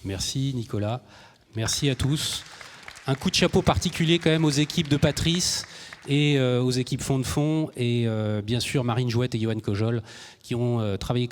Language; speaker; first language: French; native; French